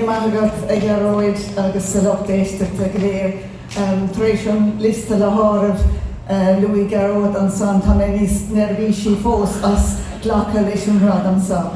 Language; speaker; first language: Irish; non-native, local second language; English